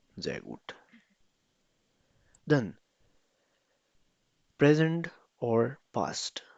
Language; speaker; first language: German; non-native, fluent; Urdu